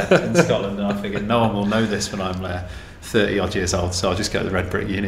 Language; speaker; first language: English; native; English